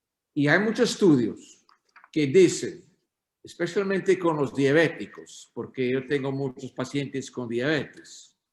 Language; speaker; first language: Spanish; non-native, learner; English